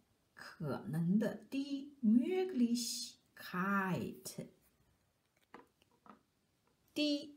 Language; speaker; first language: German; non-native, fluent; Chinese